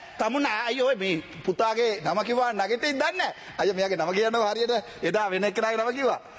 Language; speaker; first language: Sinhala; non-native, local second language; Tamil